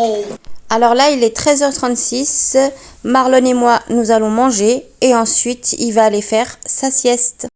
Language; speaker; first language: French; native; French